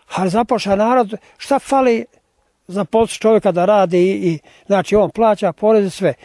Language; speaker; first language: Croatian; native; Croatian